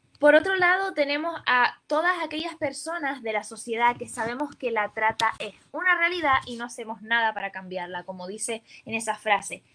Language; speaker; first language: Spanish; native; Spanish